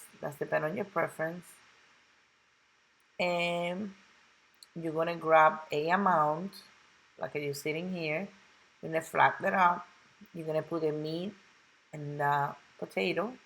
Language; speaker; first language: English; non-native, local second language; Spanish